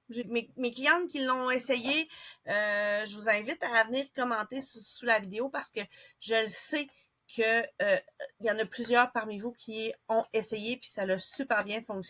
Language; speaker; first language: French; native; French